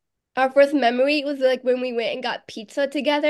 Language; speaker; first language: English; early bilingual, other home language; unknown